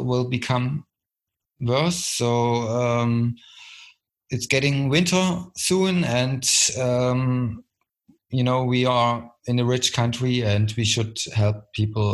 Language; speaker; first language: English; non-native, fluent; German